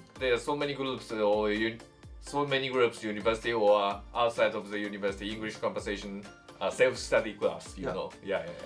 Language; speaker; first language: English; non-native, learner; Japanese